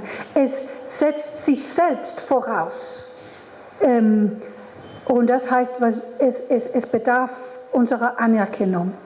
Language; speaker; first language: German; non-native, fluent; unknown